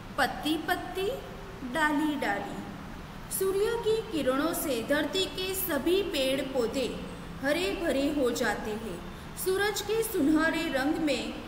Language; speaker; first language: Hindi; non-native, local second language; Gujarati